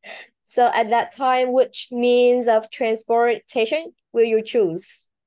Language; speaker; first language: English; non-native, learner; Vietnamese